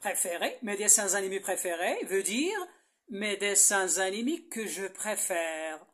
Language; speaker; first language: French; non-native, local second language; Arabic